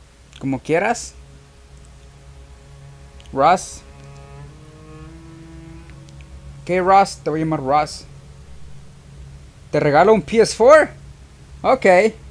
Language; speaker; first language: Spanish; early bilingual, heritage; Spanish